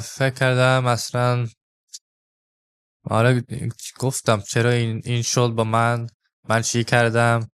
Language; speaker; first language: Persian; early bilingual, heritage; English